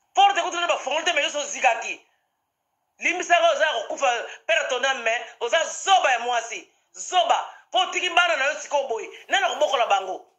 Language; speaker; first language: Lingala; non-native, local second language; Kongo